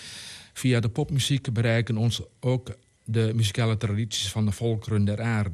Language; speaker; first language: Dutch; native; Dutch